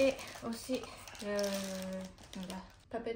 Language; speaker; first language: French; non-native, learner; Japanese